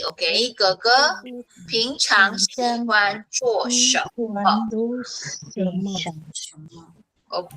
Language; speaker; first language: Chinese; non-native, fluent; Filipino